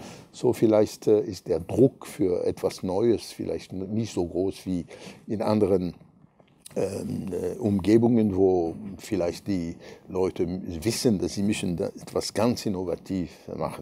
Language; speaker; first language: German; non-native, fluent; French